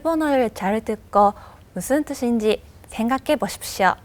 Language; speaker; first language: Korean; non-native, fluent; Japanese